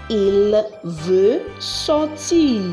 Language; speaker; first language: French; non-native, learner; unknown